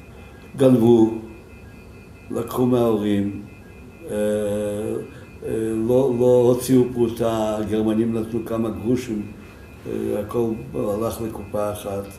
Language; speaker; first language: Hebrew; non-native, fluent; Yiddish